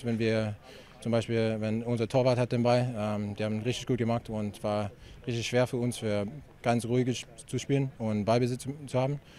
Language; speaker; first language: German; non-native, fluent; English